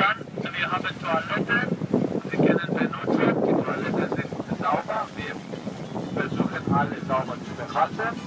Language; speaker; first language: German; non-native, learner; Greek